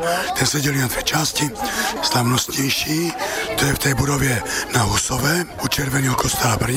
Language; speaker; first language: Czech; native; Czech